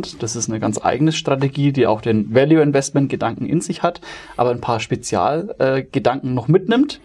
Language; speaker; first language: German; native; German